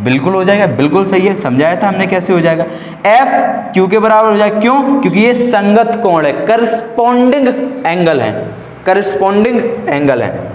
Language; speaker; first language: Hindi; native; Hindi